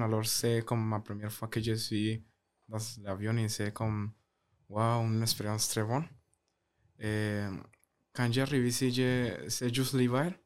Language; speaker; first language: French; non-native, learner; Spanish